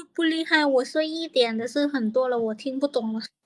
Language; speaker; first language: Chinese; non-native, learner; Lao